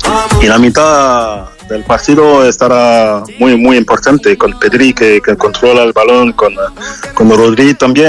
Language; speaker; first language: Spanish; non-native, fluent; French